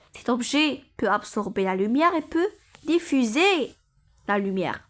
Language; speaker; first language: French; non-native, local second language; Arabic